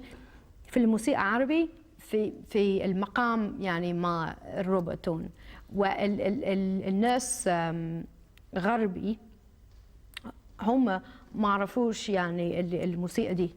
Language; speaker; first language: Arabic; early bilingual, heritage; Arabic